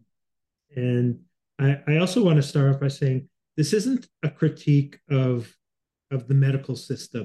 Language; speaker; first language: English; native; English